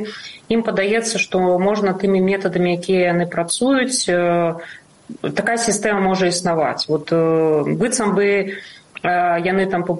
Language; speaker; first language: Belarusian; non-native, local second language; Russian